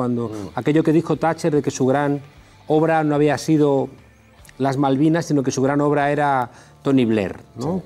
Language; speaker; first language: Spanish; native; Spanish